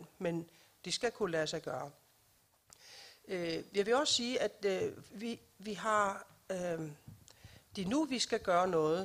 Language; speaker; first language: Danish; non-native, local second language; Kalaallisut